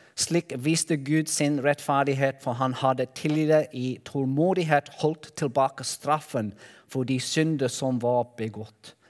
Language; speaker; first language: Norwegian; non-native, learner; Welsh